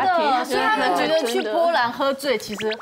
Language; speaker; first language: Chinese; native; Chinese